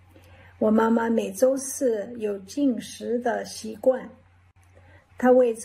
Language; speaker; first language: Chinese; early bilingual, heritage; English